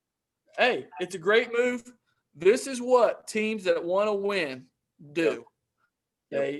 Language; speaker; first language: English; native; English